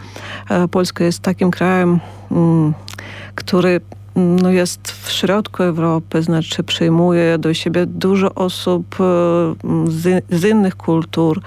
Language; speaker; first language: Polish; non-native, fluent; Ukrainian